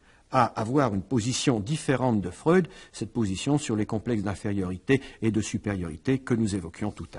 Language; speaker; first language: French; native; French